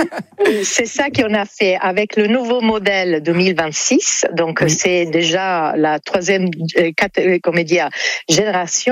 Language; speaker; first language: French; non-native, fluent; Italian